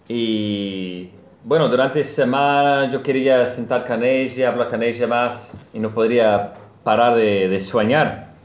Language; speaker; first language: Spanish; non-native, learner; English